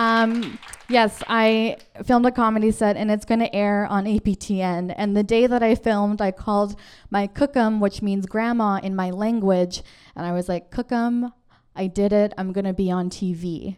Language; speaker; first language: English; native; English